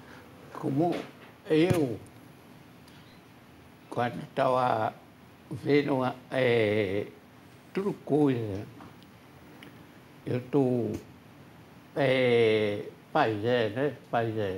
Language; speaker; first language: Portuguese; non-native, local second language; Kayapó